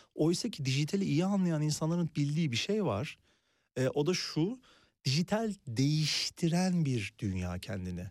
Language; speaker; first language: Turkish; native; Turkish